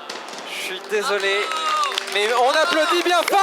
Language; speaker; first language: French; native; French